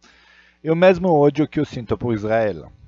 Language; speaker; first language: Portuguese; non-native, fluent; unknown